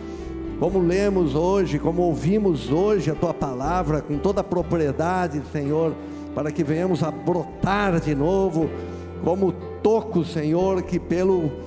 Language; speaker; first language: Portuguese; native; Portuguese